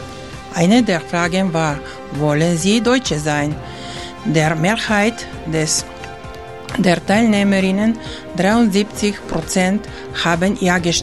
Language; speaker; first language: German; non-native, learner; Spanish